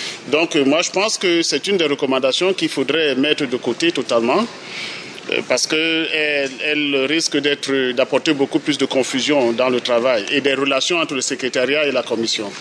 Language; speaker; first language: French; native; French